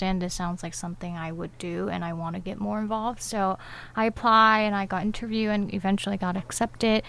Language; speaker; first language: English; native; English